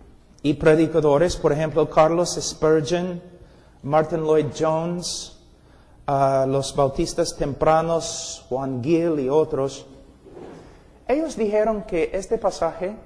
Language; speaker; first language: Spanish; non-native, fluent; English